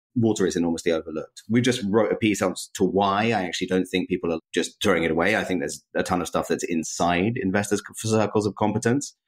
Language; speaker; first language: English; native; English